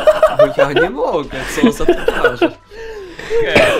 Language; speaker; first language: Polish; native; Polish